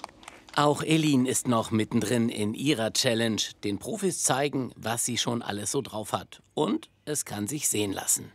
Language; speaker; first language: German; native; German